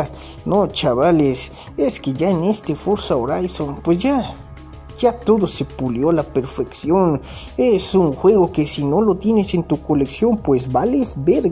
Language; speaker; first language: Spanish; native; Spanish